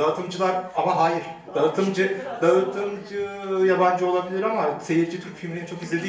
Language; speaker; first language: Turkish; native; Turkish